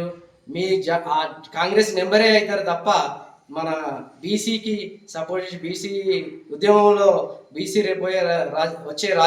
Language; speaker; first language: Telugu; native; Telugu